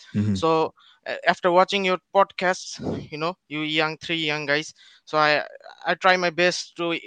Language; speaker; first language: English; non-native, local second language; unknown